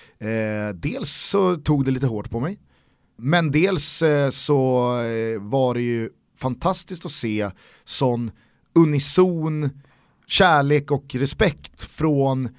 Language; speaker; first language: Swedish; native; Swedish